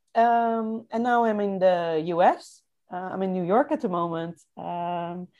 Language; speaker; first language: English; non-native, fluent; Dutch